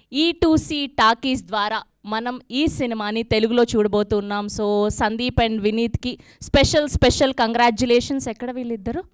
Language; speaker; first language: Telugu; native; Telugu